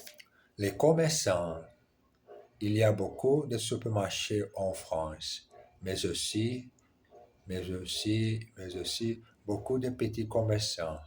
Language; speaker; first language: French; non-native, learner; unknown